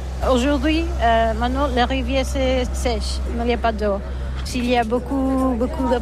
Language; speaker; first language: French; non-native, learner; Catalan